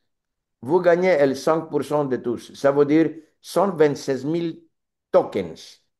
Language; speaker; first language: French; non-native, learner; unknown